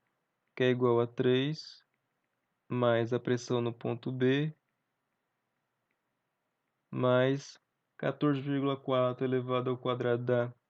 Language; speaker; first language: Portuguese; native; Portuguese